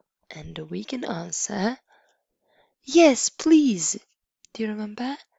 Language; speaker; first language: English; non-native, fluent; Polish